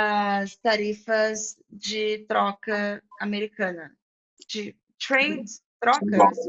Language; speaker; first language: Portuguese; non-native, fluent; English